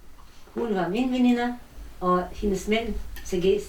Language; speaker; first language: Danish; non-native, learner; Russian